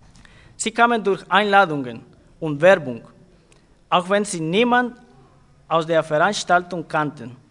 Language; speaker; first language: German; non-native, fluent; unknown